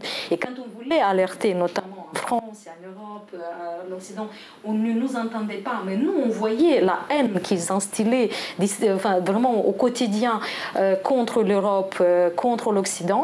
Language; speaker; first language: French; non-native, fluent; Ukrainian